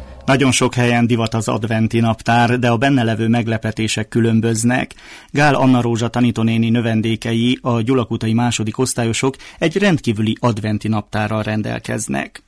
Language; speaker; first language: Hungarian; native; Hungarian